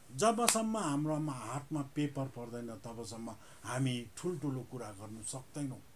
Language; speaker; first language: Nepali; native; Nepali